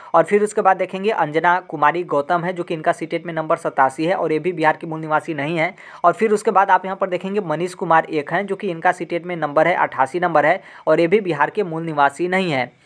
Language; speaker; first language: Hindi; native; Hindi